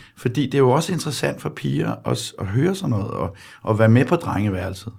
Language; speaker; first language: Danish; native; Danish